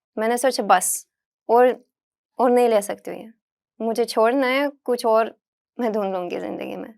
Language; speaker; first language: Hindi; non-native, fluent; Russian